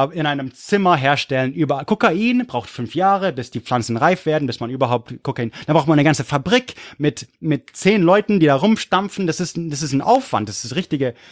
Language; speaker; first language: German; non-native, fluent; English